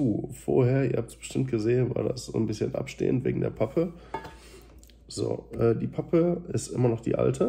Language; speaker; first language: German; native; German